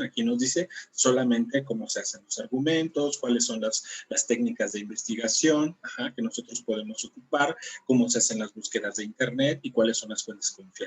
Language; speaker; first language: Spanish; native; Spanish